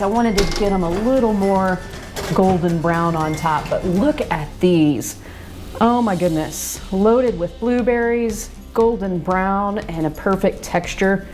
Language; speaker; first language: English; native; English